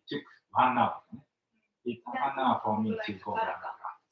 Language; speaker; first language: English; non-native, fluent; Japanese